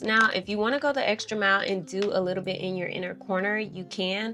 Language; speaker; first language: English; native; English